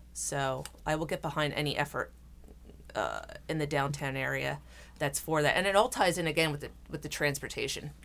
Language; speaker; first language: English; native; English